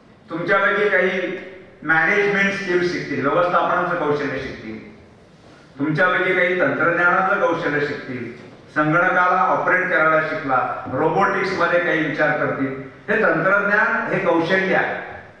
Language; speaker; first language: Marathi; native; Marathi